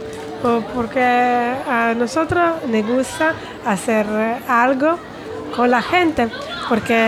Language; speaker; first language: Spanish; non-native, fluent; Italian